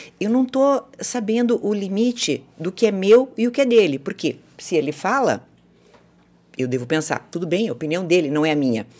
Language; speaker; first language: Portuguese; native; Portuguese